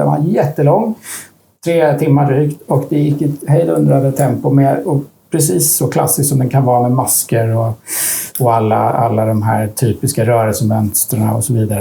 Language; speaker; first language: Swedish; native; Swedish